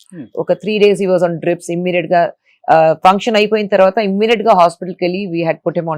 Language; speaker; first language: Telugu; non-native, fluent; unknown